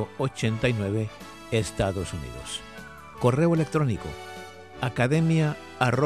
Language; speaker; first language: Spanish; native; Spanish